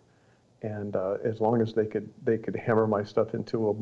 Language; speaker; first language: English; native; English